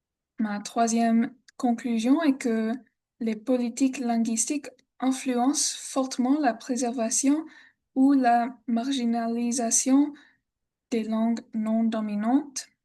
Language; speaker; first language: French; non-native, learner; English